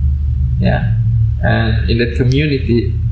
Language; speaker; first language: English; non-native, fluent; Indonesian